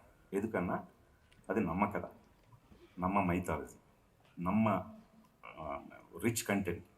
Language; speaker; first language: Tamil; non-native, local second language; Telugu